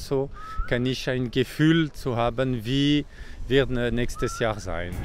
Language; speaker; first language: German; non-native, local second language; French